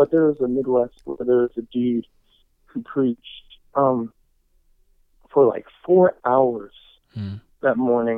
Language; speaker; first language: English; native; English